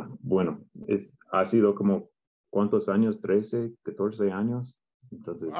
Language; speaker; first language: Spanish; non-native, learner; English